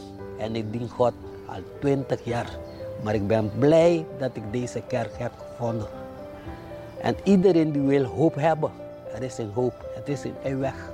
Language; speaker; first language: Dutch; non-native, fluent; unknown